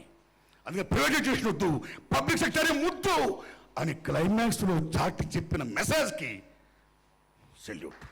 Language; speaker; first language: Telugu; native; Telugu